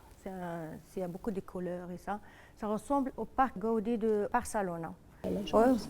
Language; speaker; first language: French; non-native, fluent; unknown